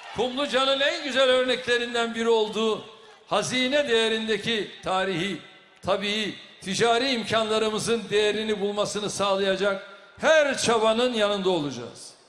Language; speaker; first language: Turkish; native; Turkish